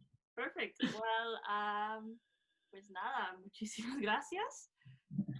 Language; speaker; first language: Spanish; non-native, learner; English